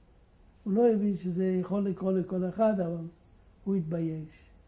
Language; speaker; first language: Hebrew; non-native, fluent; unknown